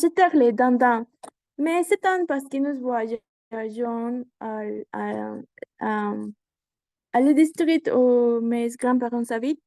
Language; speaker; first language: French; non-native, learner; Spanish